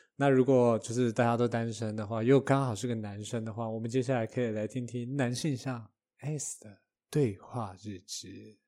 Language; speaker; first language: Chinese; native; Chinese